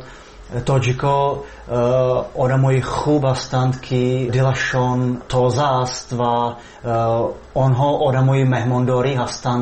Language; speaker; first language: Persian; non-native, fluent; Czech